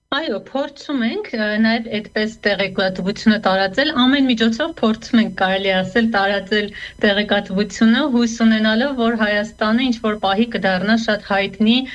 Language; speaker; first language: Armenian; native; Armenian